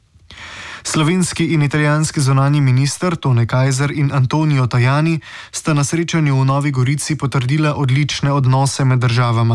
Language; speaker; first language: Slovenian; native; Slovenian